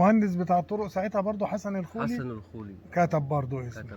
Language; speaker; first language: Arabic; native; Arabic